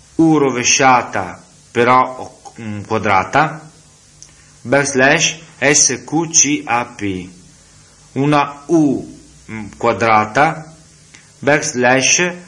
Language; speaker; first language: Italian; native; Italian